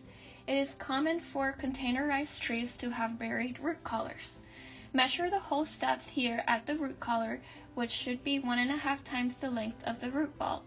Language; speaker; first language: English; native; English